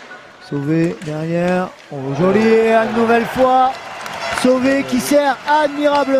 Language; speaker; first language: French; native; French